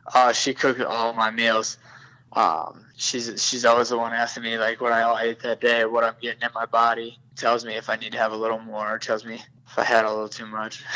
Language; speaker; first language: English; native; English